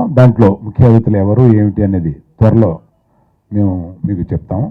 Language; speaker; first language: Telugu; native; Telugu